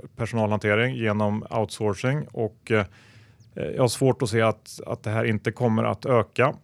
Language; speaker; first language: Swedish; native; Swedish